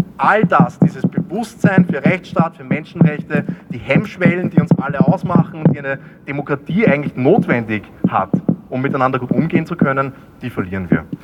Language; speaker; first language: German; native; German